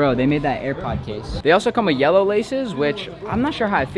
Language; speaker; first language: English; native; English